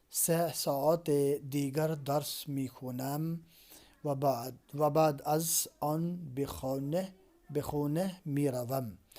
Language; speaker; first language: Persian; non-native, fluent; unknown